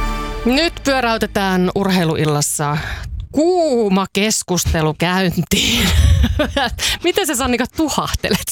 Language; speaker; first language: Finnish; native; Finnish